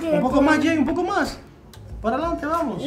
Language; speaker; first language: Spanish; native; Spanish